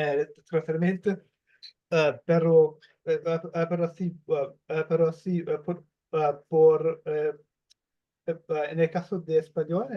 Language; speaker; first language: Spanish; non-native, learner; German